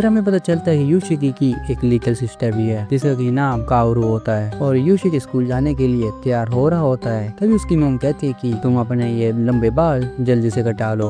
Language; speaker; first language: Hindi; native; Hindi